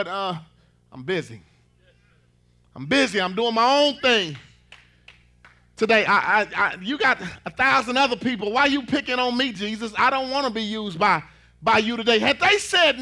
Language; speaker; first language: English; native; English